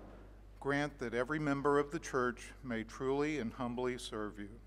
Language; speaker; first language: English; native; English